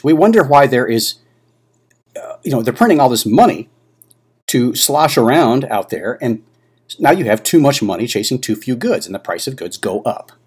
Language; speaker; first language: English; native; English